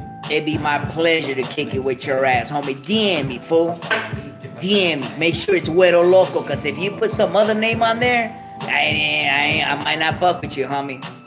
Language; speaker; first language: English; early bilingual, other home language; Spanish